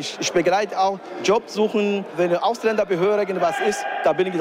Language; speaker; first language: German; non-native, learner; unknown